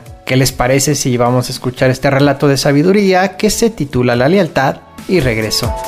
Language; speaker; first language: Spanish; native; Spanish